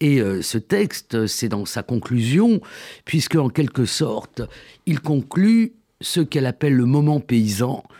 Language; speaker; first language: French; native; French